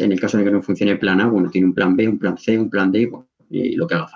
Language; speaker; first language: Spanish; native; Spanish